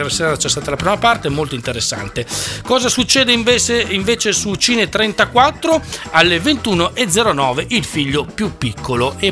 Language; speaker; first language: Italian; native; Italian